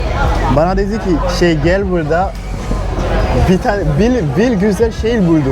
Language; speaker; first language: Turkish; non-native, fluent; Spanish